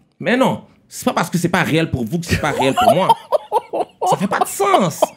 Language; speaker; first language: French; early bilingual, other home language; Haitian Creole